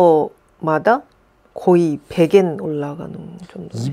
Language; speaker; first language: Korean; non-native, fluent; Japanese